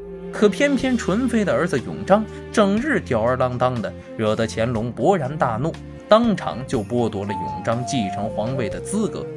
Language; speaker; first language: Chinese; native; Chinese